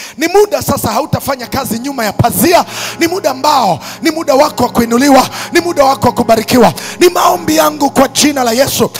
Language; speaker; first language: Swahili; native; Swahili